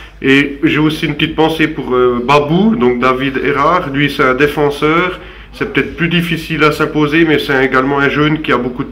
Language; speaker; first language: French; native; French